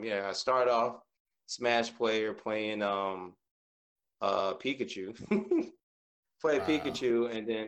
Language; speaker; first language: English; native; English